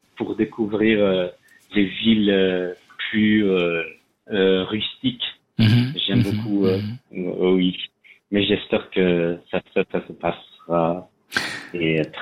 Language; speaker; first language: French; non-native, learner; Persian